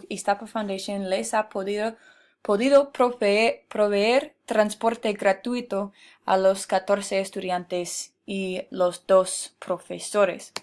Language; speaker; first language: Spanish; non-native, fluent; English